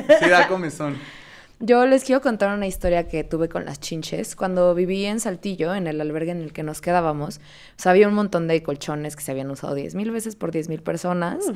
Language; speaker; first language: Spanish; native; Spanish